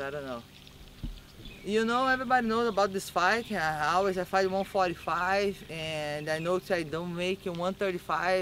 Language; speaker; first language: English; non-native, learner; Portuguese